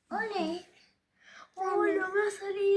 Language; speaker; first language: Spanish; early bilingual, other home language; Bangla